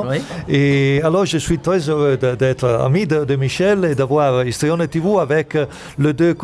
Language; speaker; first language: French; non-native, fluent; Italian